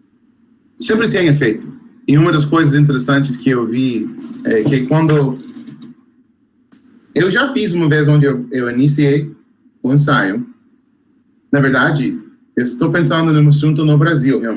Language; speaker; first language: Portuguese; non-native, fluent; English